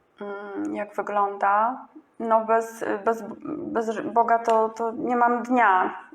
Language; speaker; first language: Polish; native; Polish